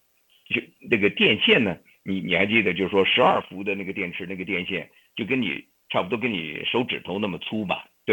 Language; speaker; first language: Chinese; native; Chinese